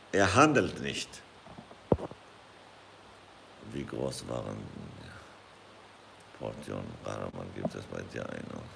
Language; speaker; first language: German; non-native, fluent; Kurdish